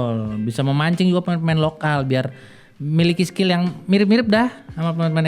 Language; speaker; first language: Indonesian; native; Indonesian